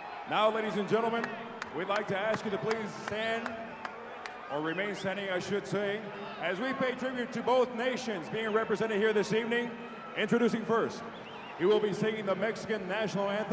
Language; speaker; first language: English; native; English